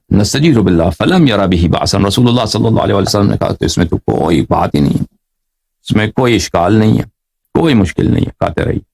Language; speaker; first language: Urdu; non-native, fluent; Persian